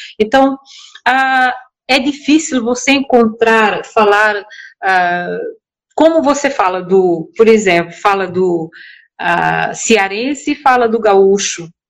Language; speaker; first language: Portuguese; non-native, local second language; Kabuverdianu